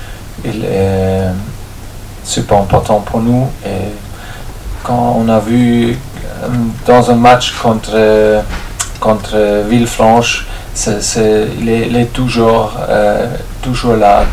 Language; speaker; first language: French; non-native, fluent; German